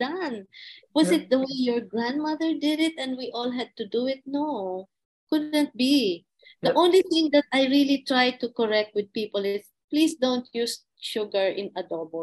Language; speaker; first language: English; non-native, local second language; Filipino